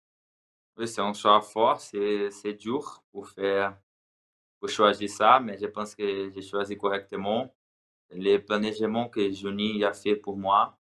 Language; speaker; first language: French; non-native, learner; Portuguese